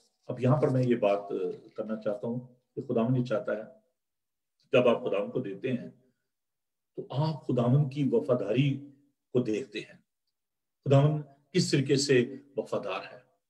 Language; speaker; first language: Urdu; non-native, local second language; Punjabi